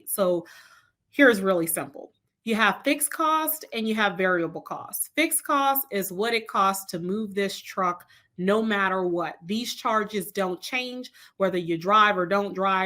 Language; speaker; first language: English; native; English